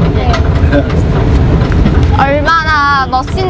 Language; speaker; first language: Korean; non-native, learner; Vietnamese